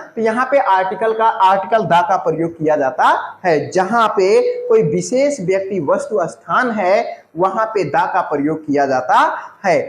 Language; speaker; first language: Hindi; native; Hindi